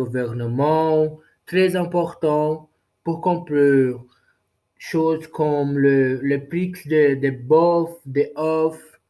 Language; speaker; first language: French; non-native, learner; Portuguese